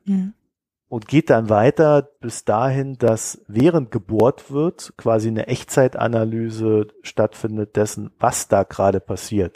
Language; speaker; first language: German; native; German